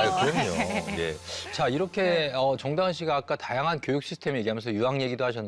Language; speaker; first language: Korean; native; Korean